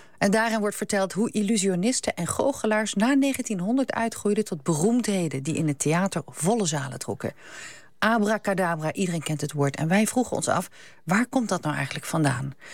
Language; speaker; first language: Dutch; native; Dutch